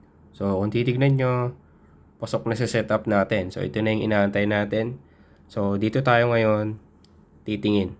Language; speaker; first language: Filipino; native; Filipino